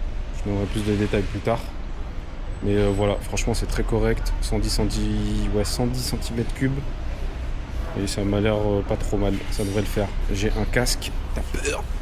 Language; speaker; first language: French; native; French